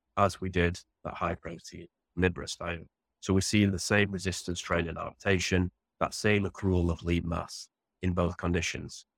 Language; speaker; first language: English; native; English